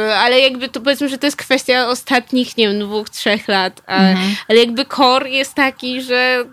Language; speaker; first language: Polish; native; Polish